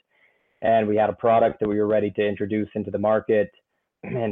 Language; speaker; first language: English; native; English